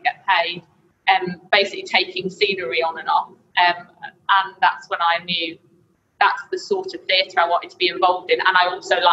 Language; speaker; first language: English; native; English